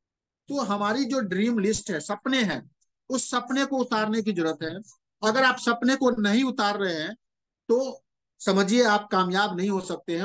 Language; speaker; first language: Hindi; native; Hindi